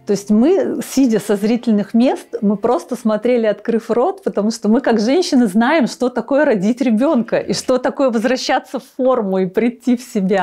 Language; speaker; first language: Russian; native; Russian